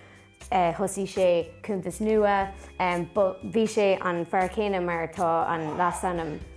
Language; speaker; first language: Irish; non-native, local second language; English